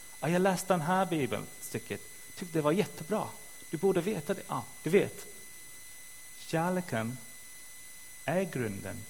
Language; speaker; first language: Swedish; non-native, fluent; English